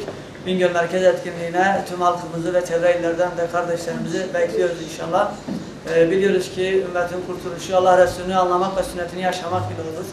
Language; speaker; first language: Turkish; native; Turkish